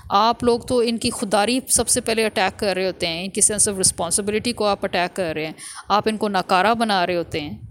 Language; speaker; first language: Urdu; native; Urdu